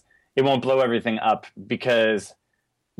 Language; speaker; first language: English; native; English